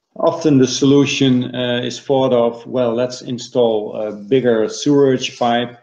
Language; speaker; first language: English; non-native, fluent; Dutch